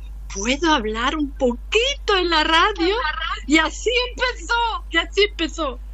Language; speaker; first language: Spanish; non-native, learner; German